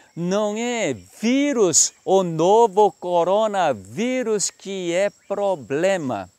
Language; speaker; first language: Portuguese; non-native, fluent; Korean